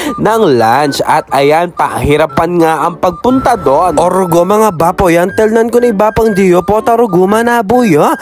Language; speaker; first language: Filipino; non-native, local second language; Pampanga